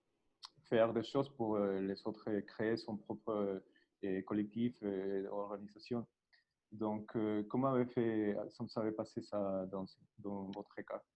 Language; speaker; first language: French; non-native, learner; Spanish